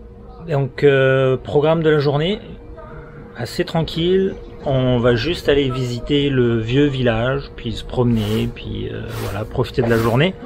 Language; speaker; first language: French; native; French